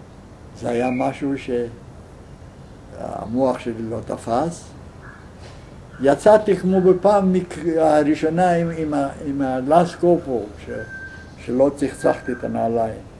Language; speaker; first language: Hebrew; non-native, fluent; Yiddish